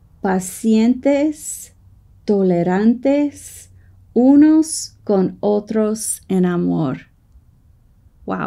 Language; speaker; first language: Spanish; non-native, fluent; English